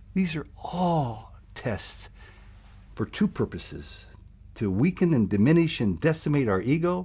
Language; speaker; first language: English; native; English